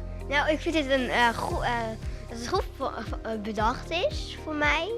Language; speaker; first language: Dutch; non-native, local second language; Papiamento